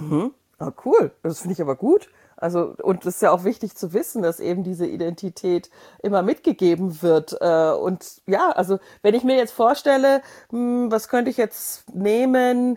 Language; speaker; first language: German; native; German